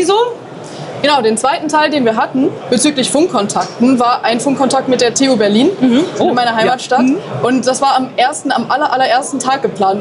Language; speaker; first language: German; native; German